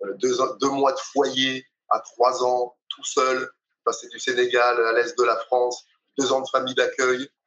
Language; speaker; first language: French; native; French